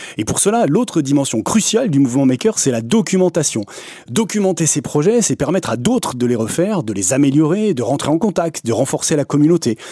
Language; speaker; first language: French; native; French